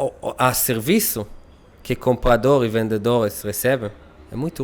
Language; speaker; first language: Portuguese; non-native, learner; Hebrew